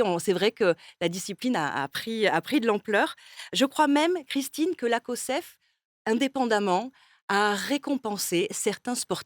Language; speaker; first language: French; native; French